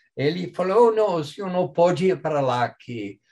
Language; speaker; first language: Portuguese; non-native, fluent; English